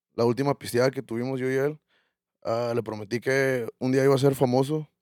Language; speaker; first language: Spanish; early bilingual, heritage; Spanish